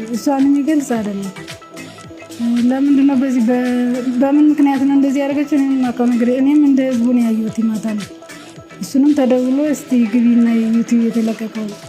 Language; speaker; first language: Amharic; native; Amharic